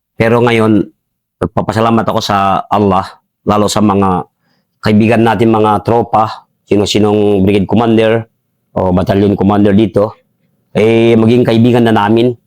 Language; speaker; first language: Filipino; non-native, local second language; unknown